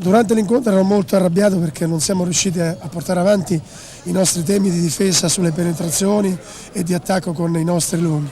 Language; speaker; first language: Italian; native; Italian